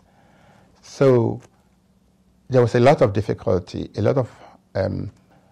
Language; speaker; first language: English; non-native, local second language; Yoruba